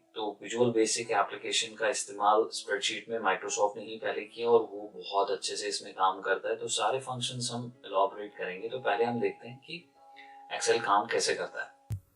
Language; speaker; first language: Urdu; non-native, local second language; Kashmiri